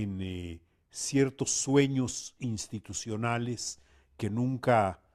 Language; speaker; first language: Spanish; native; Spanish